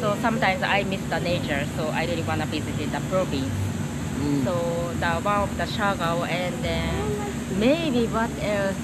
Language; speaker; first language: English; non-native, learner; Japanese